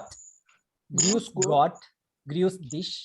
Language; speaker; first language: German; non-native, learner; Malayalam